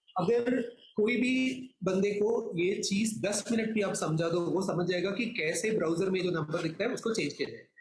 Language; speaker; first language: Hindi; non-native, local second language; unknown